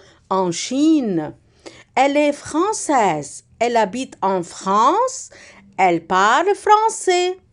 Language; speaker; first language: French; non-native, fluent; Arabic